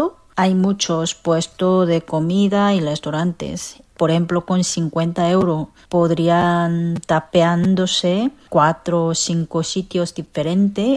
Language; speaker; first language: Spanish; non-native, fluent; Korean